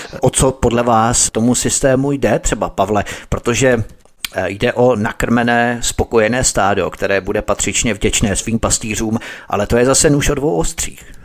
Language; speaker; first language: Czech; native; Czech